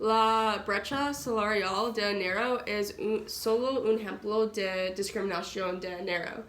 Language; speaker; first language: Spanish; non-native, learner; English